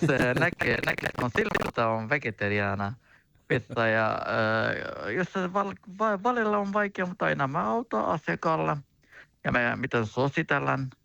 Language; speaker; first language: Finnish; non-native, learner; Turkish